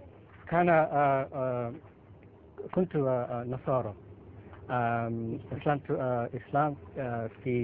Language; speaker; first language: Arabic; non-native, learner; Filipino